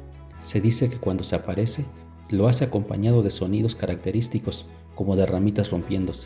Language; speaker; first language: Spanish; native; Spanish